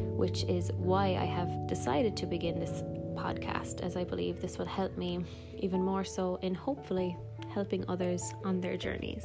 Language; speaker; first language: English; native; English